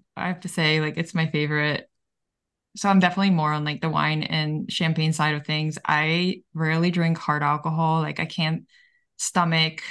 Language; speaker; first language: English; early bilingual, other home language; Bulgarian